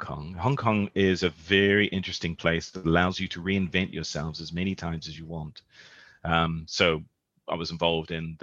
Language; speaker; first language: English; native; English